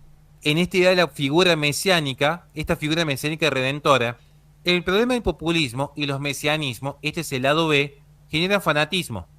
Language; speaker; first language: Spanish; native; Spanish